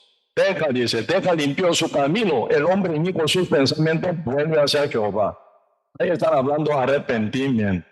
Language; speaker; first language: Spanish; non-native, learner; Korean